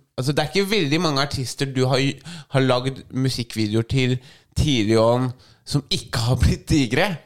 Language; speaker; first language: Norwegian; native; Norwegian